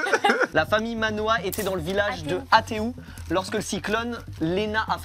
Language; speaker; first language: French; native; French